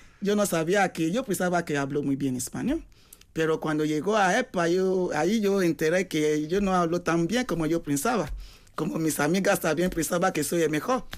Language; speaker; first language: Spanish; non-native, learner; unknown